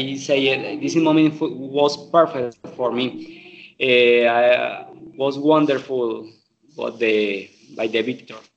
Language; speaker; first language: English; non-native, learner; Spanish